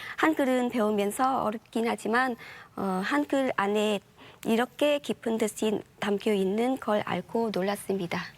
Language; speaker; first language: Korean; non-native, fluent; Vietnamese